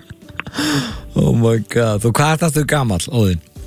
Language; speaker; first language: Icelandic; native; Icelandic